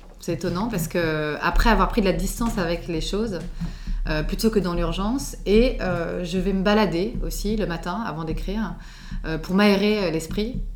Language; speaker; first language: French; native; French